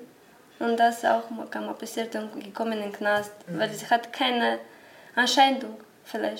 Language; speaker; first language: German; non-native, learner; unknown